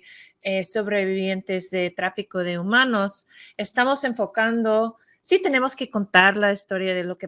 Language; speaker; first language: Spanish; non-native, fluent; English